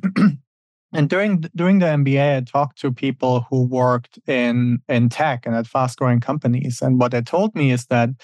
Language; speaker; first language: English; non-native, fluent; German